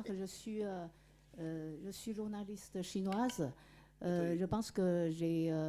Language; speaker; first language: French; non-native, fluent; Chinese